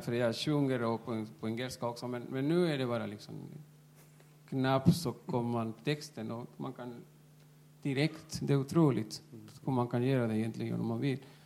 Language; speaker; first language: Swedish; non-native, fluent; Spanish